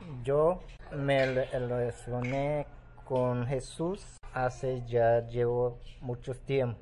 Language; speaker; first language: Spanish; non-native, local second language; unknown